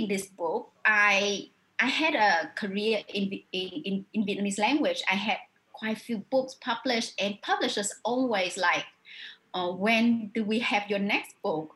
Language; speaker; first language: English; non-native, fluent; Vietnamese